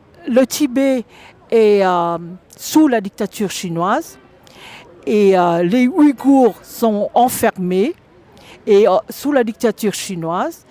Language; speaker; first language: French; non-native, fluent; Vietnamese